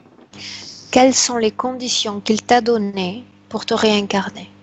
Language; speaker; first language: French; native; French